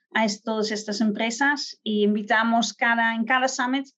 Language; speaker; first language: Spanish; non-native, fluent; Dutch